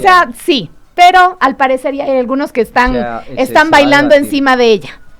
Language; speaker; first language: Spanish; native; Spanish